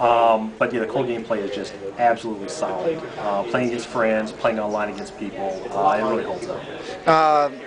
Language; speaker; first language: English; native; English